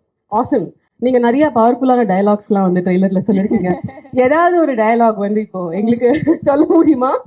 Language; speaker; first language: Tamil; native; Tamil